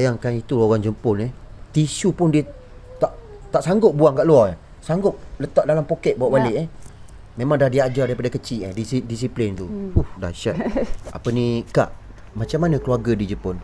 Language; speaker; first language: Malay; native; Malay